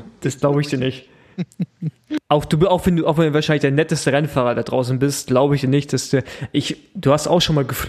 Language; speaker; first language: German; native; German